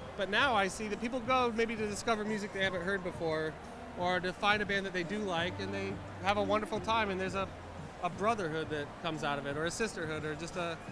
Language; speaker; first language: English; native; English